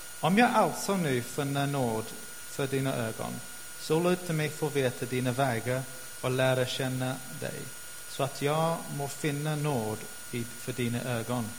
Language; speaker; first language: Swedish; non-native, fluent; English